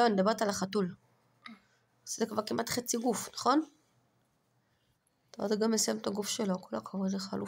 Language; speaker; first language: Hebrew; native; Hebrew